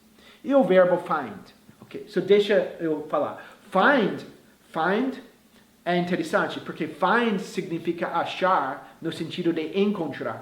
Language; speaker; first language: Portuguese; non-native, fluent; English